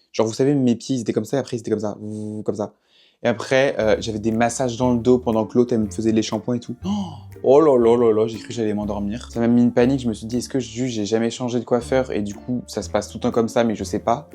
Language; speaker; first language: French; native; French